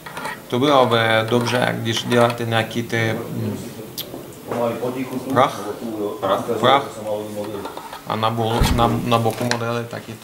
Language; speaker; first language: Czech; non-native, learner; Russian